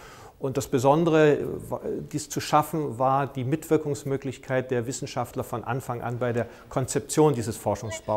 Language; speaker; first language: German; native; German